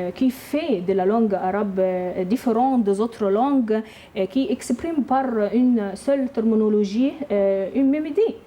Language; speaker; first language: French; non-native, learner; Arabic